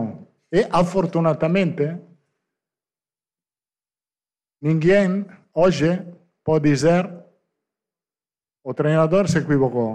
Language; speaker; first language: Portuguese; non-native, fluent; Italian